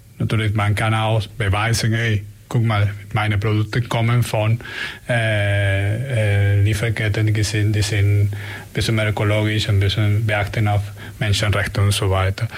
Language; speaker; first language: German; non-native, learner; Spanish